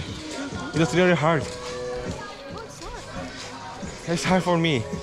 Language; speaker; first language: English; non-native, learner; Korean